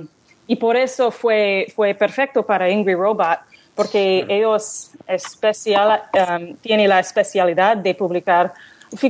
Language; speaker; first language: Spanish; non-native, learner; English